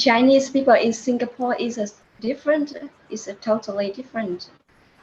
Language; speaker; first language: English; non-native, learner; Vietnamese